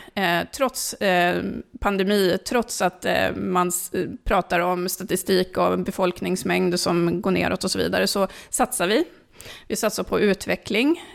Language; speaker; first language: Swedish; early bilingual, other home language; Finnish